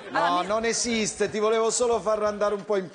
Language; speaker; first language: Italian; native; Italian